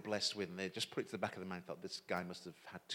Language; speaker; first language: English; native; English